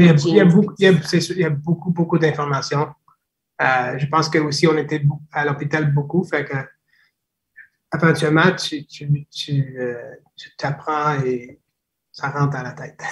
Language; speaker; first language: French; non-native, fluent; English